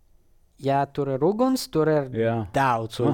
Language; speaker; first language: Latvian; non-native, local second language; Russian